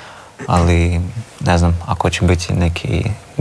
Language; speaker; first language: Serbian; non-native, learner; Russian